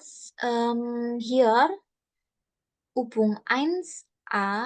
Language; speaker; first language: German; non-native, fluent; Indonesian